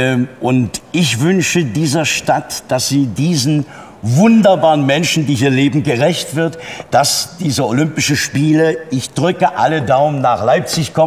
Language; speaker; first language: German; native; German